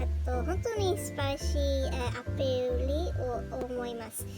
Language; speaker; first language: Japanese; non-native, learner; English